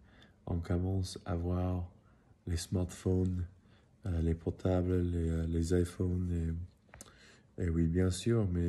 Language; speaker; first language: French; non-native, learner; English